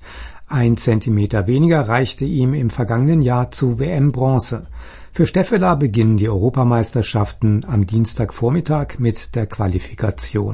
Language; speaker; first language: German; native; German